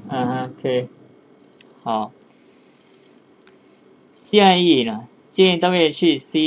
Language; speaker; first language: Chinese; non-native, fluent; Lao